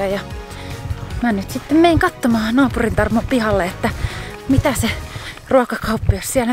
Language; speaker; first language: Finnish; native; Finnish